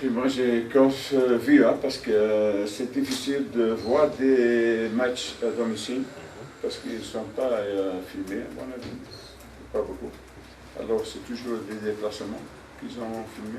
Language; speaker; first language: French; non-native, fluent; Dutch